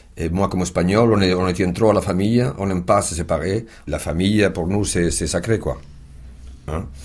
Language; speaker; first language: French; non-native, fluent; Spanish